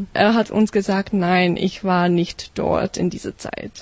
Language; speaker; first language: German; non-native, learner; Czech